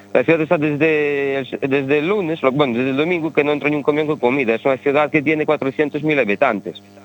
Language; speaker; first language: Spanish; early bilingual, other home language; Ukrainian